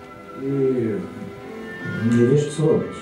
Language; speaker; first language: Polish; early bilingual, heritage; Russian